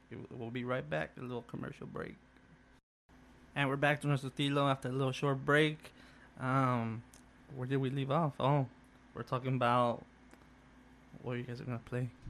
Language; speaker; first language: English; early bilingual, other home language; Spanish